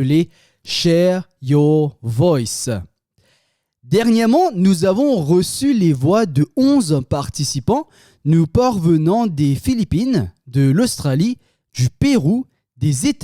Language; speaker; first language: French; native; French